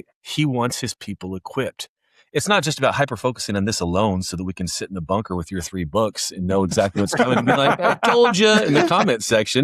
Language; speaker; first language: English; native; English